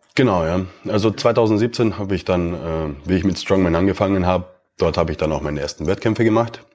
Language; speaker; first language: German; early bilingual, other home language; Romanian